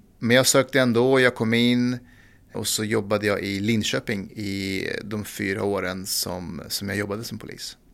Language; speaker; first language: Swedish; early bilingual, other home language; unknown